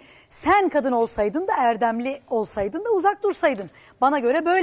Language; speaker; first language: Turkish; native; Turkish